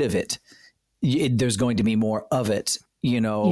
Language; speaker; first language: English; native; English